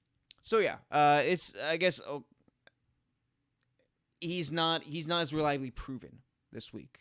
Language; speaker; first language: English; native; English